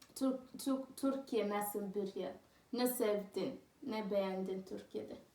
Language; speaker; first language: Turkish; non-native, learner; Swahili